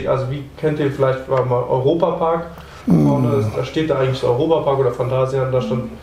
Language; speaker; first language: German; native; German